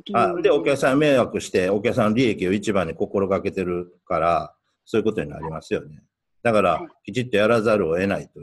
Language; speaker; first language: Japanese; native; Japanese